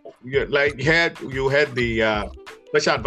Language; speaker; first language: English; non-native, local second language; Yoruba